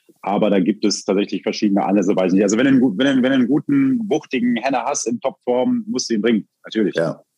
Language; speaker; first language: German; native; German